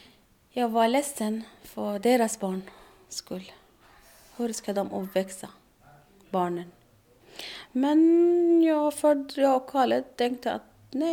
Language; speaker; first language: Swedish; non-native, learner; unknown